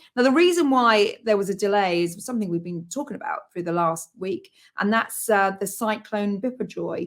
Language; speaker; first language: English; native; English